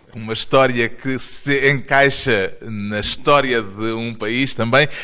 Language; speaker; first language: Portuguese; native; Portuguese